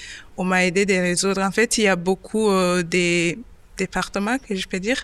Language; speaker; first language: French; non-native, local second language; Kinyarwanda